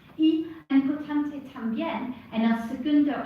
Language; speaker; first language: Spanish; non-native, fluent; English